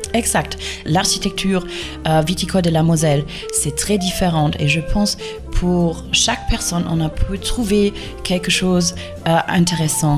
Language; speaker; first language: French; non-native, fluent; German